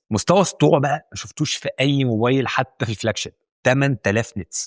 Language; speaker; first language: Arabic; native; Arabic